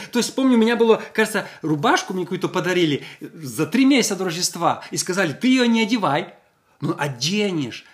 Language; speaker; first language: Russian; non-native, local second language; Ukrainian